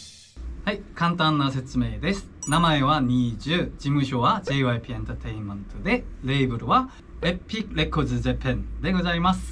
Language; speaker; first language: Japanese; non-native, fluent; Korean